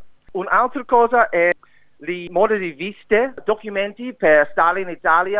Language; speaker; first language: Italian; non-native, learner; English